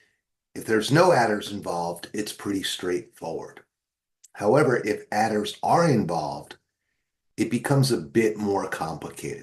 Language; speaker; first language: English; native; English